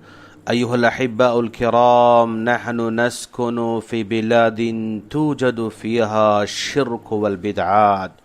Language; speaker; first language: Arabic; non-native, fluent; Urdu